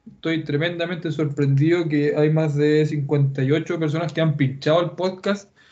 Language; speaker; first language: Spanish; native; Spanish